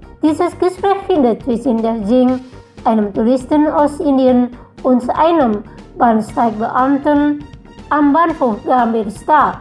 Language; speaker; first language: German; non-native, fluent; Indonesian